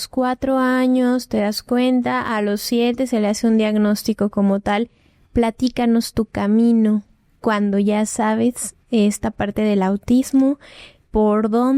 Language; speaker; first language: Spanish; native; Spanish